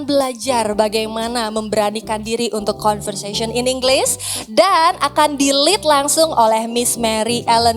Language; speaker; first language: Indonesian; native; Indonesian